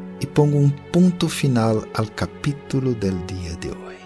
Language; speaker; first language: Spanish; non-native, fluent; Portuguese